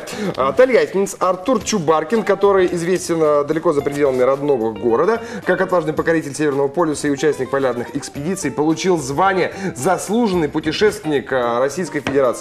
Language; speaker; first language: Russian; native; Russian